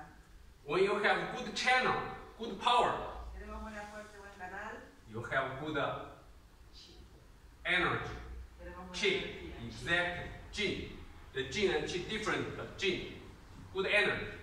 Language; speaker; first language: English; non-native, learner; Chinese